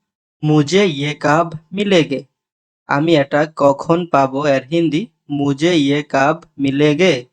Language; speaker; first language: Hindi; non-native, learner; Bangla